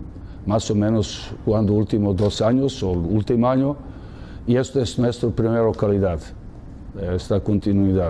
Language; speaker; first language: Spanish; non-native, learner; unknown